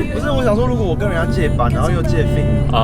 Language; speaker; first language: Chinese; native; Chinese